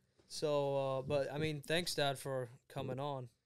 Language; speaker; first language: English; early bilingual, other home language; Swedish